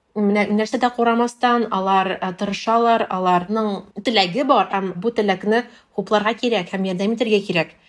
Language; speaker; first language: Tatar; non-native, local second language; Russian